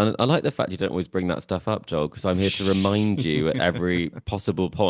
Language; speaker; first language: English; native; English